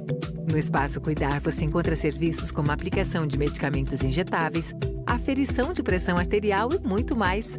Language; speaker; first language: Portuguese; native; Portuguese